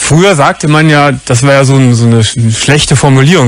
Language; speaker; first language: German; native; German